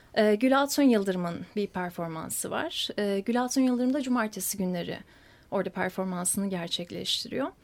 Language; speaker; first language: Turkish; native; Turkish